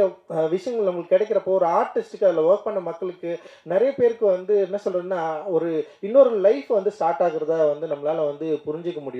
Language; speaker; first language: Tamil; native; Tamil